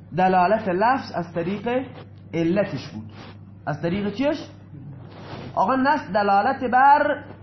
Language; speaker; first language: Persian; non-native, local second language; Baluchi